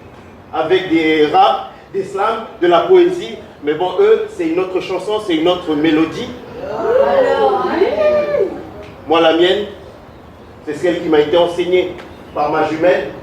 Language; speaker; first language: French; native; French